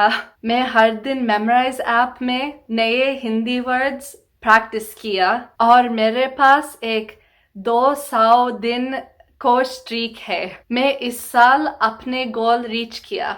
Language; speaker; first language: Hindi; non-native, learner; Telugu